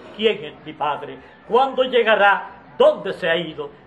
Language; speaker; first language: Spanish; native; Spanish